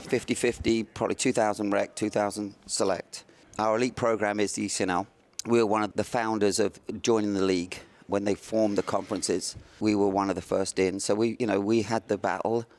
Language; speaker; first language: English; native; English